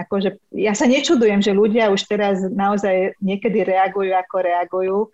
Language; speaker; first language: Slovak; non-native, local second language; Hungarian